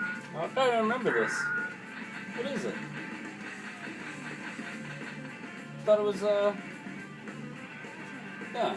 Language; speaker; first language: English; native; English